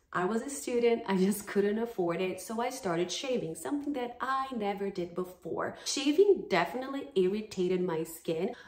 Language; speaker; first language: English; non-native, fluent; Portuguese